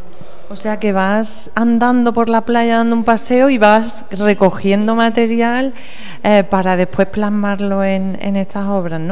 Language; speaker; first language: Spanish; native; Spanish